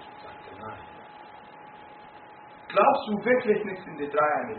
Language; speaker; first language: German; non-native, fluent; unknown